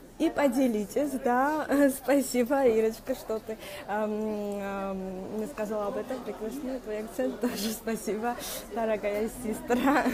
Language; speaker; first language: Russian; non-native, fluent; Georgian